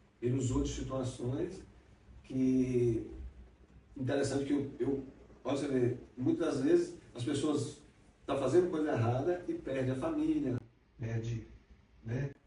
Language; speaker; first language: Portuguese; native; Portuguese